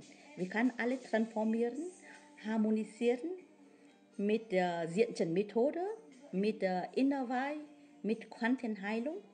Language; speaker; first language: German; non-native, learner; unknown